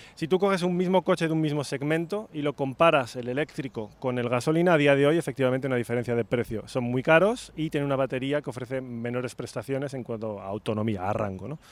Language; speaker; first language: Spanish; native; Spanish